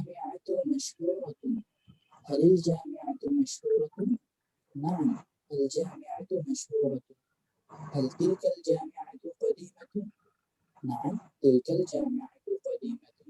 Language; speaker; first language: Arabic; non-native, learner; Bangla